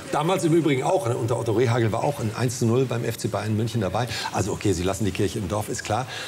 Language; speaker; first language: German; native; German